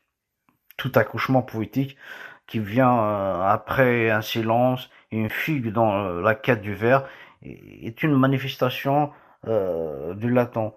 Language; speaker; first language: French; non-native, local second language; Kabyle